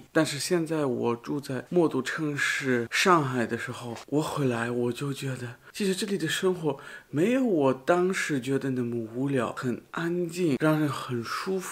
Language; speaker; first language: Chinese; non-native, fluent; German